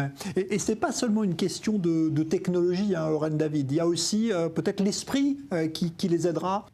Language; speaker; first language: French; native; French